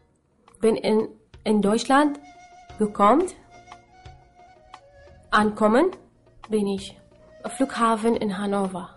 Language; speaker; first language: German; non-native, learner; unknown